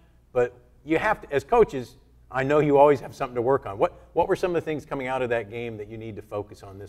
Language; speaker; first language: English; native; English